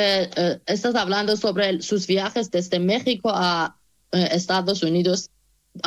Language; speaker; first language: Spanish; non-native, fluent; Persian